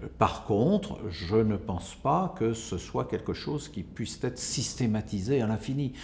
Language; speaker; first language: French; native; French